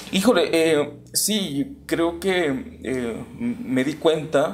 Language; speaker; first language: Spanish; native; Spanish